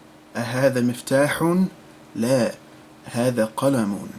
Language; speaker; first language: Arabic; non-native, fluent; English